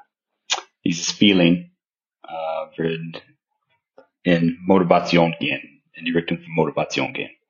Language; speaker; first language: German; non-native, fluent; English